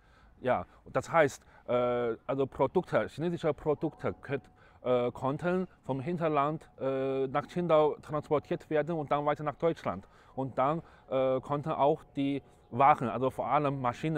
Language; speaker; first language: German; non-native, fluent; Chinese